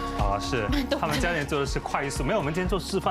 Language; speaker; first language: Chinese; native; Chinese